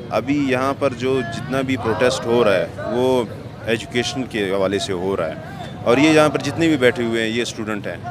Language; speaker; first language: Urdu; non-native, local second language; Pashto